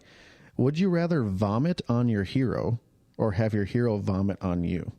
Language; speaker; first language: English; native; English